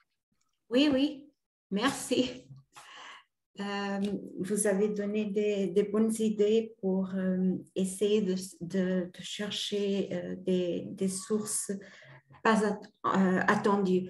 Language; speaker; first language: French; non-native, fluent; Portuguese